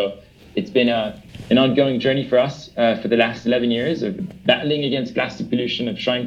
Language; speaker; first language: English; early bilingual, other home language; French